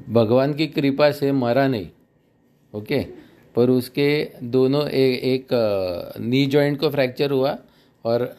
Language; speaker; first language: Hindi; non-native, local second language; Marathi